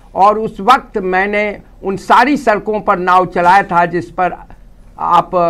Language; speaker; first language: Hindi; native; Hindi